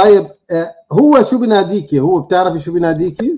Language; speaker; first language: Arabic; native; Arabic